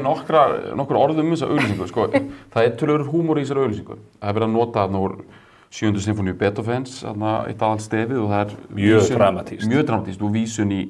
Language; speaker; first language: Icelandic; native; Icelandic